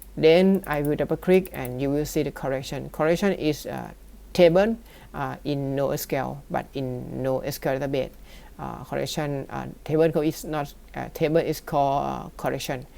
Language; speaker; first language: English; non-native, learner; Thai